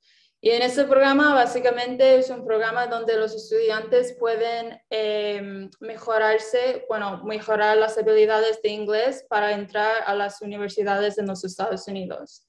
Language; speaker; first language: Spanish; non-native, fluent; English